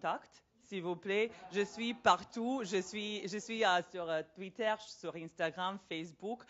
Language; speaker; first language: French; non-native, fluent; Serbian